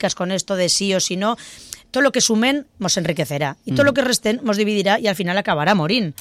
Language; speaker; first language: Spanish; non-native, local second language; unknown